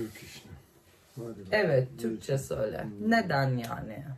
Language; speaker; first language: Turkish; non-native, learner; Swedish